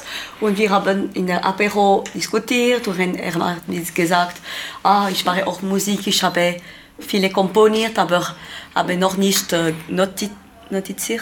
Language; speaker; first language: German; non-native, learner; French